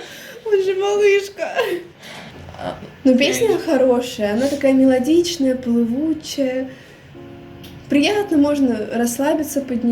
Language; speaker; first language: Russian; native; Russian